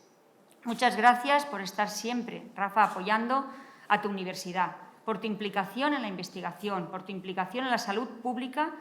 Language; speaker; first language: Spanish; native; Spanish